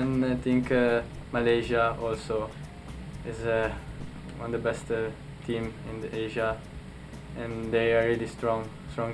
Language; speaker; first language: English; non-native, local second language; Filipino